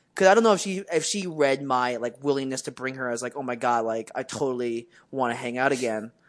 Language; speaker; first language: English; native; English